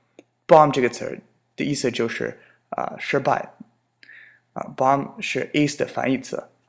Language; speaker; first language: Chinese; non-native, fluent; English